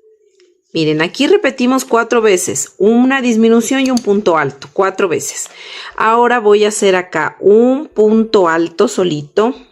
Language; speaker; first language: Spanish; native; Spanish